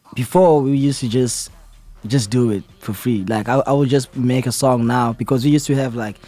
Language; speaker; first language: English; non-native, local second language; Zulu